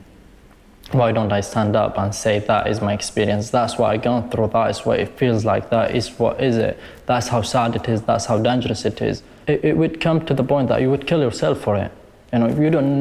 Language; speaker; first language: English; non-native, learner; Arabic